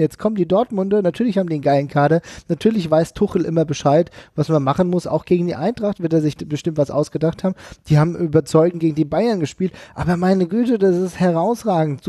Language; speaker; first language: German; native; German